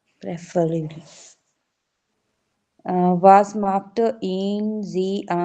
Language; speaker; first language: English; non-native, local second language; Hindi